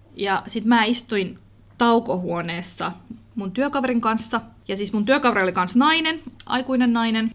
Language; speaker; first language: Finnish; early bilingual, other home language; Kurdish